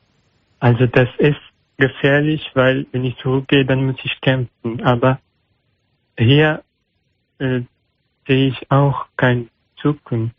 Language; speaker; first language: German; non-native, learner; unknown